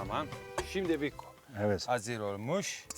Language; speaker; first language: Turkish; non-native, fluent; Italian